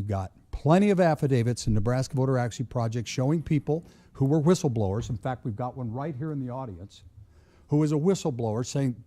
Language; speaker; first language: English; native; English